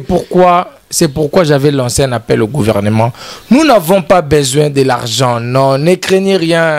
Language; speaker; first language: French; non-native, local second language; Lingala